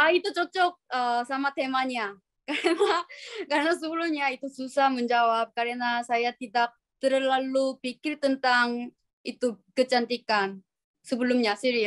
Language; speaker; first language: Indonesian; non-native, learner; Korean